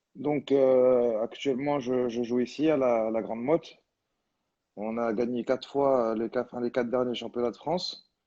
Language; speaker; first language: French; non-native, local second language; Arabic